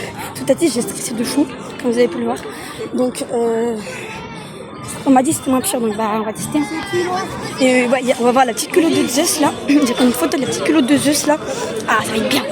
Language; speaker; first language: French; native; French